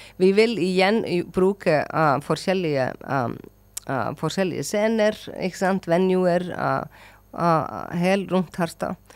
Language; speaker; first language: Norwegian; non-native, fluent; Icelandic